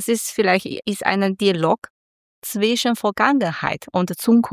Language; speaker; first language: German; non-native, learner; Chinese